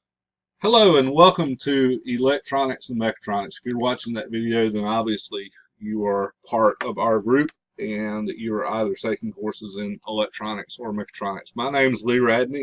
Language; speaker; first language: English; native; English